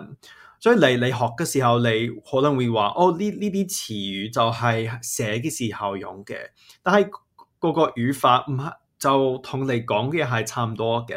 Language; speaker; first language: Chinese; non-native, fluent; English